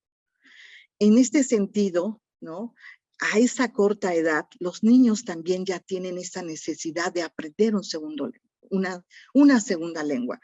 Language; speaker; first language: Spanish; native; Spanish